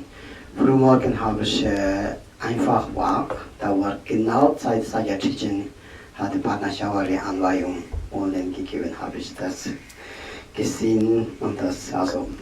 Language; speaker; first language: German; non-native, learner; Tibetan